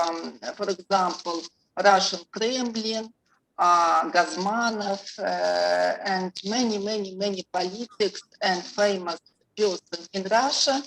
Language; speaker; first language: English; non-native, learner; Russian